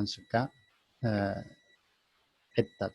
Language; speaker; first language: Japanese; non-native, learner; English